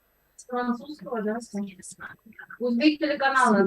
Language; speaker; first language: Russian; non-native, local second language; Uzbek